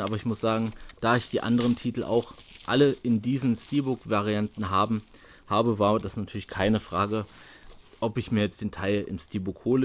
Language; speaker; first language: German; native; German